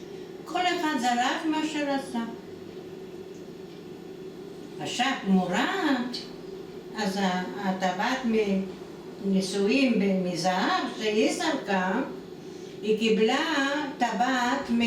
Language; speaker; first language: Hebrew; non-native, fluent; Italian